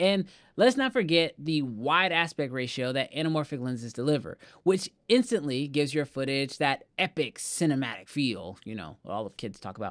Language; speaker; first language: English; native; English